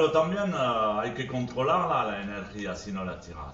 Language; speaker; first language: Spanish; non-native, fluent; French